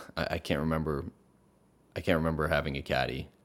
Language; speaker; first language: English; native; English